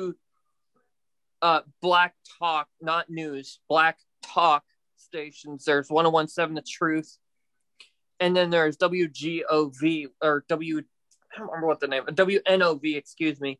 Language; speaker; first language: English; native; English